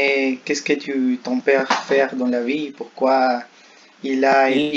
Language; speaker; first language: French; non-native, learner; Spanish